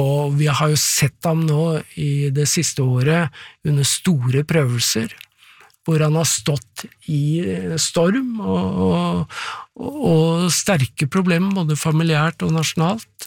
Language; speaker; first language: Norwegian; native; Norwegian